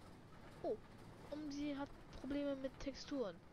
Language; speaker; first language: German; native; German